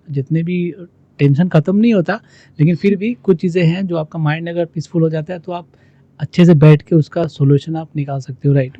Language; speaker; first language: Hindi; non-native, local second language; Assamese